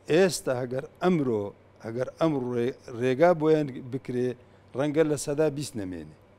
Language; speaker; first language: Central Kurdish; non-native, local second language; Kurdish